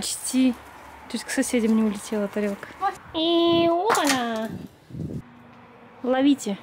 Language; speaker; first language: Russian; native; Russian